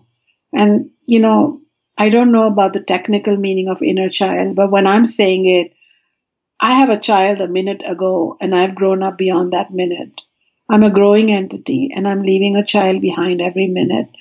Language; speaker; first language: English; non-native, local second language; Hindi